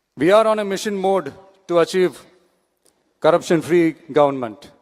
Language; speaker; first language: English; non-native, local second language; Tamil